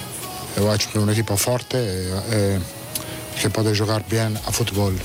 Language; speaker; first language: Portuguese; non-native, fluent; Italian